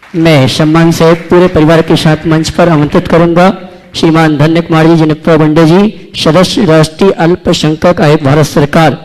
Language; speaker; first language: Hindi; native; Hindi